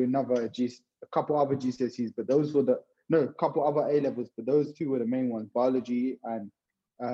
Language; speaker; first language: English; native; English